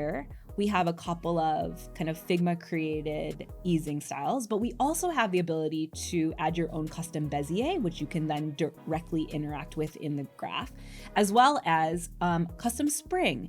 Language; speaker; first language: English; native; English